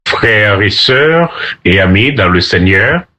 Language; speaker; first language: French; non-native, local second language; Haitian Creole